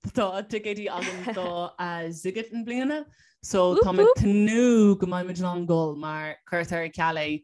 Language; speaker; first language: Irish; non-native, local second language; English